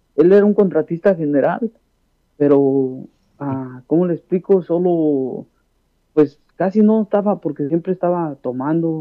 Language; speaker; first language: Spanish; native; Spanish